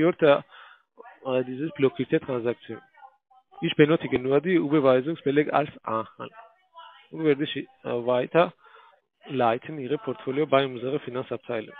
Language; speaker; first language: German; non-native, fluent; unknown